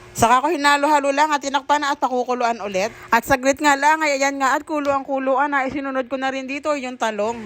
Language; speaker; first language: Filipino; native; Filipino